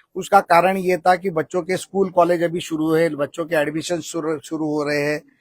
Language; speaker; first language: Hindi; non-native, local second language; Marathi